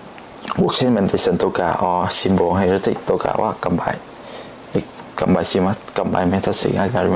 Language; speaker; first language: Japanese; non-native, learner; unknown